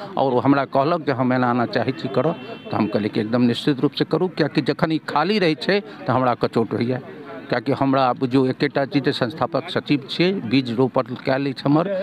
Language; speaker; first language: Maithili; native; Maithili